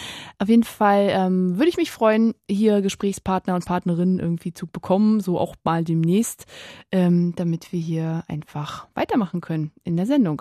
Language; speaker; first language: German; native; German